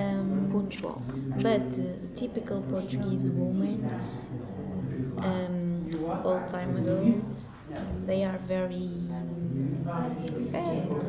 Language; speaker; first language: English; non-native, learner; Portuguese